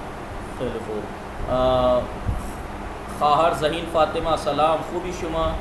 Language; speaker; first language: Persian; non-native, fluent; Urdu